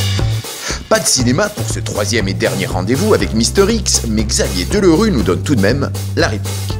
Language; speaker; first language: French; native; French